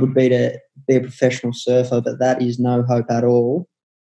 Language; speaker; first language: English; native; English